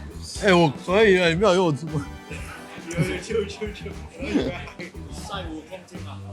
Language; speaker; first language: Chinese; non-native, local second language; English